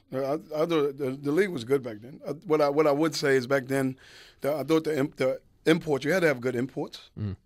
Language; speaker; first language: English; native; English